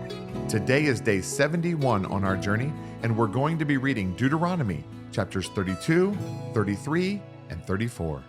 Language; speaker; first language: English; native; English